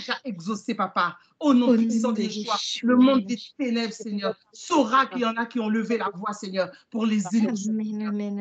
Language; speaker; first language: French; native; French